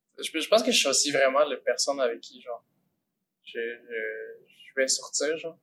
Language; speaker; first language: French; early bilingual, other home language; Spanish